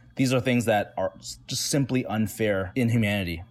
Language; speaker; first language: English; native; English